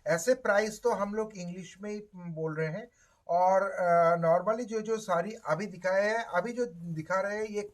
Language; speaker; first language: Hindi; non-native, local second language; Bangla